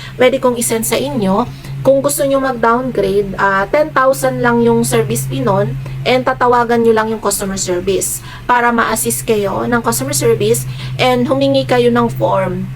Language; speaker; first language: Filipino; native; Filipino